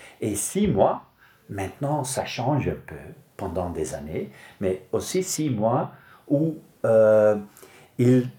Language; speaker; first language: French; non-native, local second language; Dutch